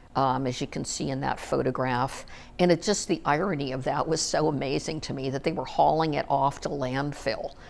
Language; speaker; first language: English; native; English